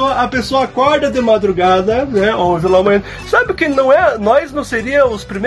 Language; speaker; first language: Portuguese; native; Portuguese